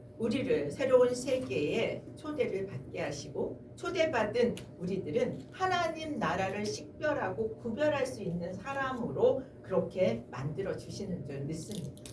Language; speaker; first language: Korean; native; Korean